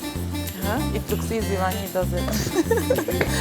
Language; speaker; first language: English; non-native, fluent; Turkish